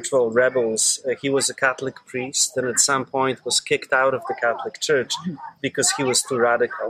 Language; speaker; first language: English; non-native, fluent; Polish